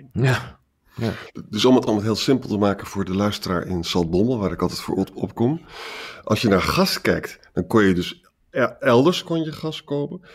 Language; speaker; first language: Dutch; native; Dutch